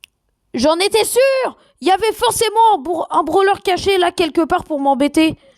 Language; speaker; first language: French; native; French